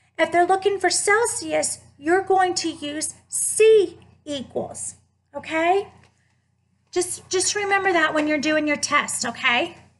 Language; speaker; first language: English; native; English